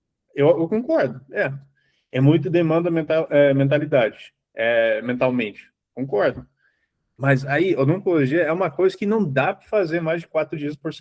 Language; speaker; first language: Portuguese; early bilingual, heritage; English